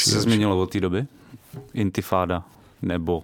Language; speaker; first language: Czech; native; Czech